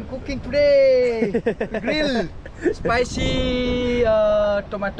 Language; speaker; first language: English; non-native, learner; Indonesian